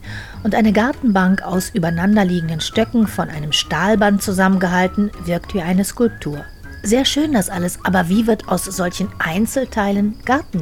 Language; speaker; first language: German; native; German